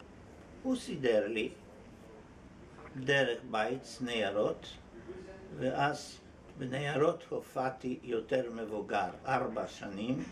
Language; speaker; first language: Hebrew; non-native, fluent; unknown